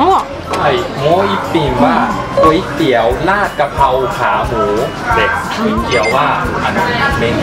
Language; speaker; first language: Japanese; non-native, fluent; Thai